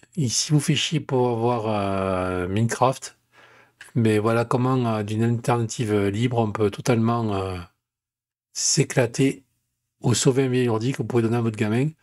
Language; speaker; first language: French; native; French